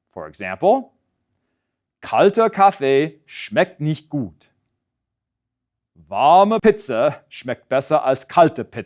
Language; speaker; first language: German; non-native, fluent; English